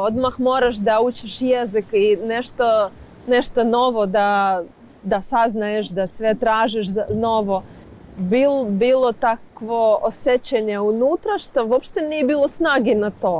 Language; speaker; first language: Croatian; non-native, learner; Ukrainian